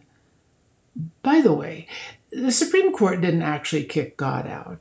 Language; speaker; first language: English; native; English